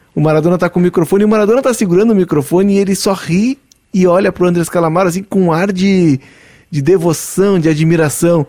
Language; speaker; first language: Portuguese; native; Portuguese